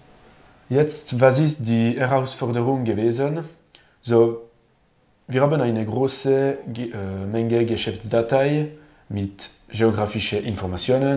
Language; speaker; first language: German; non-native, learner; French